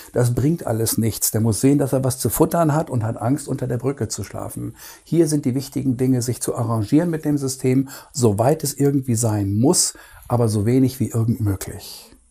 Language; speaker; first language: German; native; German